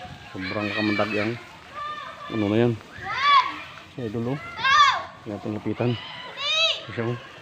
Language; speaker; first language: Filipino; native; Filipino